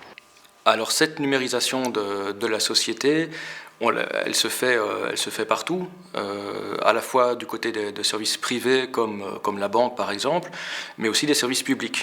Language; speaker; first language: French; native; French